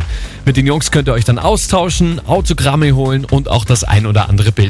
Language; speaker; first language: German; native; German